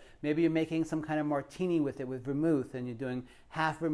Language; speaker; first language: English; native; English